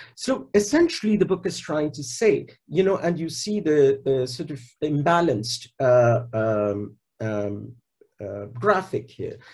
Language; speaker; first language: English; non-native, local second language; Hindi